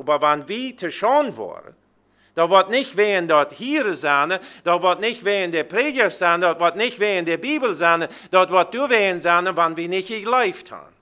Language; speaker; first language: German; early bilingual, heritage; Plautdietsch